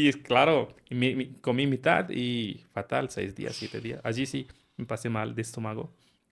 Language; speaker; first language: Spanish; non-native, learner; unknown